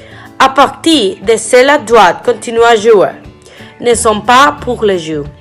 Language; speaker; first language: French; non-native, learner; Spanish